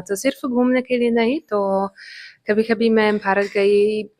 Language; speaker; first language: Hindi; non-native, fluent; Italian